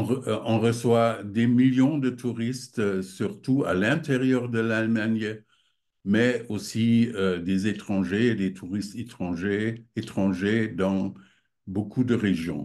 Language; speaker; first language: French; non-native, fluent; German